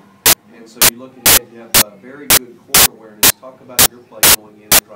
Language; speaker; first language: English; native; English